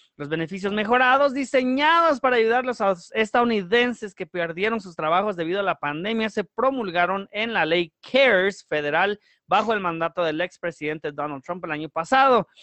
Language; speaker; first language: Spanish; early bilingual, heritage; Spanish